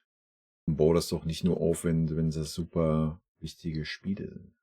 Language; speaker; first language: German; native; German